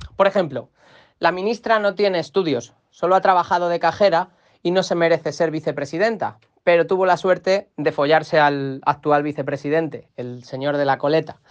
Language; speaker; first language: Spanish; native; Spanish